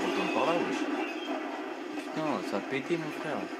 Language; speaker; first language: French; native; French